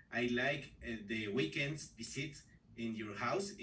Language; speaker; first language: English; non-native, learner; Spanish